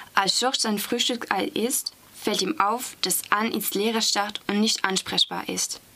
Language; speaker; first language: German; non-native, fluent; French